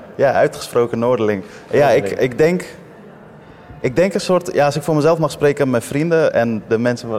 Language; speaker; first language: Dutch; early bilingual, other home language; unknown